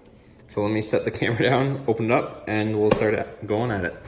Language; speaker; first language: English; native; English